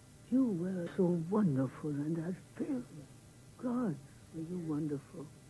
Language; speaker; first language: English; non-native, fluent; German